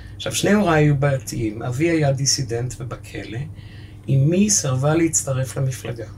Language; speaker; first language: Hebrew; early bilingual, other home language; German